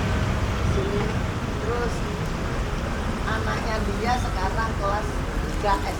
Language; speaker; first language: Indonesian; non-native, local second language; Javanese